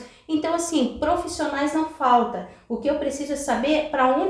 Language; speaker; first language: Portuguese; native; Portuguese